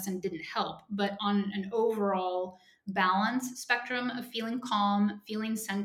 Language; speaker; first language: English; native; English